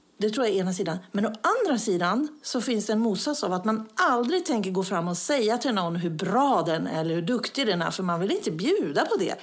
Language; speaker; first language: Swedish; native; Swedish